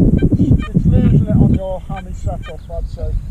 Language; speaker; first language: English; native; English